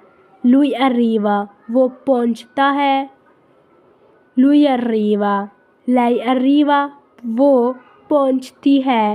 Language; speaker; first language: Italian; non-native, fluent; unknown